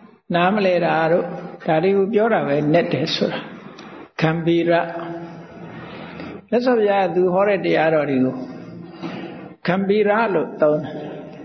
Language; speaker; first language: English; non-native, fluent; Burmese